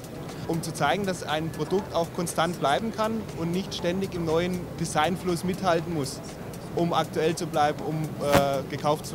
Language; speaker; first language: German; native; German